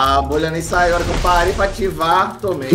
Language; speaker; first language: Portuguese; native; Portuguese